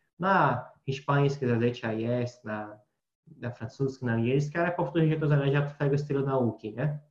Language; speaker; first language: Polish; non-native, fluent; Portuguese